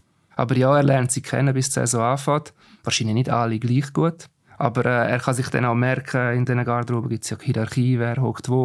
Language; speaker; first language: German; native; German